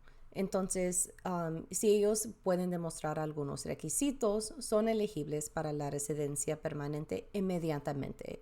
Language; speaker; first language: Spanish; early bilingual, heritage; Spanish